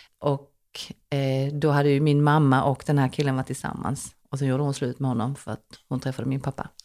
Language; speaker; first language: Swedish; early bilingual, other home language; Korean